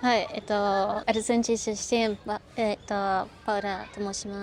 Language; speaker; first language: Japanese; non-native, learner; Spanish